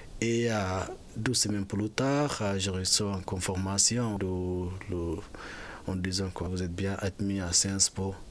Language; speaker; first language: French; non-native, fluent; Arabic